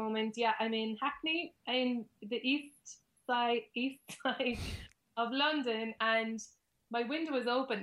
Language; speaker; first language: English; native; English